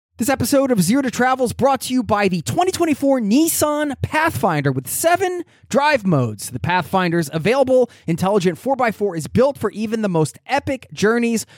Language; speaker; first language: English; native; English